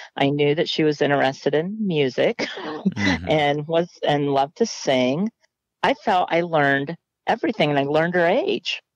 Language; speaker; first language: English; native; English